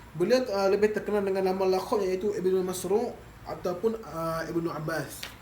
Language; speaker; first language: Malay; native; Malay